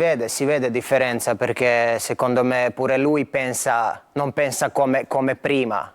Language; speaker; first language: Italian; non-native, fluent; Croatian